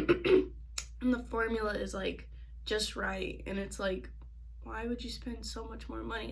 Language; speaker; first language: English; native; English